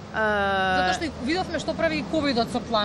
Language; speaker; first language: Macedonian; native; Macedonian